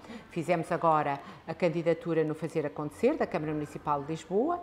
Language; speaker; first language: Portuguese; native; Portuguese